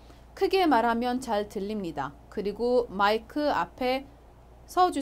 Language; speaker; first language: Korean; non-native, fluent; Arabic